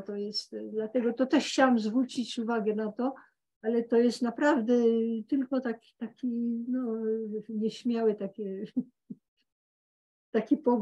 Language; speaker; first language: Polish; early bilingual, heritage; Polish